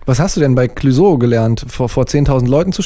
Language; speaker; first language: German; native; German